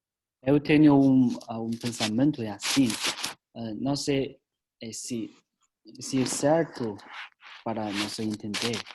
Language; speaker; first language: Portuguese; non-native, learner; Chinese